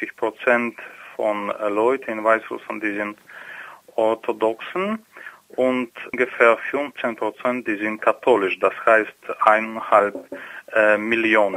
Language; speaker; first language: German; non-native, learner; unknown